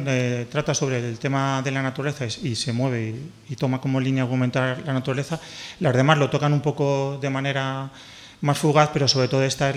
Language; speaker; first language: Spanish; native; Spanish